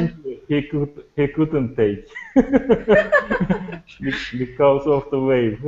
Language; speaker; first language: English; non-native, learner; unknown